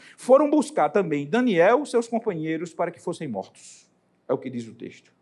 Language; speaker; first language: Portuguese; native; Portuguese